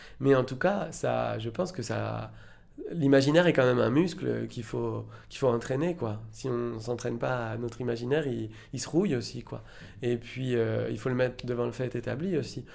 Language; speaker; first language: French; native; French